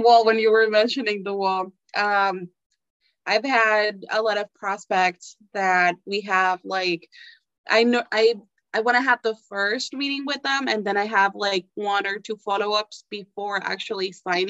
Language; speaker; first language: English; non-native, fluent; Spanish